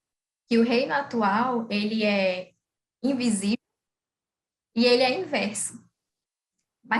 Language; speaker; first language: Portuguese; native; Portuguese